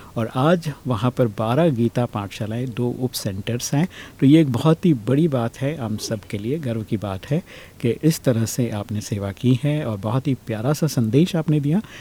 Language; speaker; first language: Hindi; native; Hindi